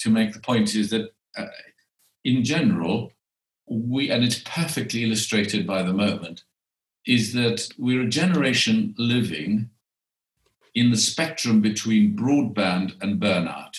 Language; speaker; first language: English; native; English